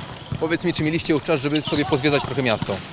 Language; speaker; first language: Polish; native; Polish